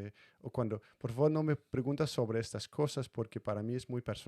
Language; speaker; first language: Spanish; non-native, fluent; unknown